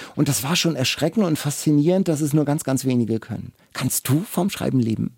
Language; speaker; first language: German; native; German